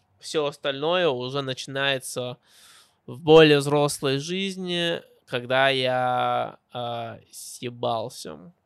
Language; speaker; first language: Russian; early bilingual, heritage; Russian